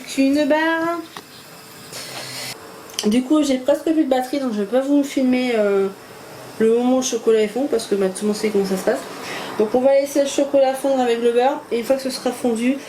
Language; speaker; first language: French; native; French